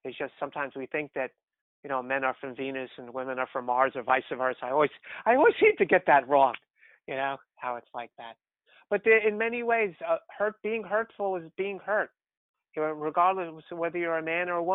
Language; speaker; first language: English; native; English